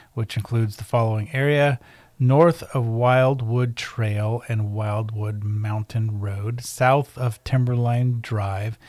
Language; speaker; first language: English; native; English